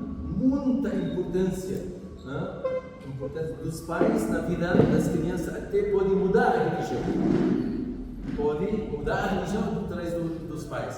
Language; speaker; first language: Portuguese; non-native, fluent; Arabic